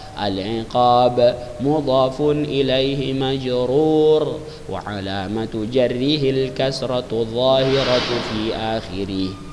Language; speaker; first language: Arabic; non-native, fluent; Indonesian